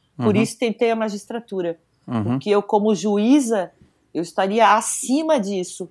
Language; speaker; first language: Portuguese; native; Portuguese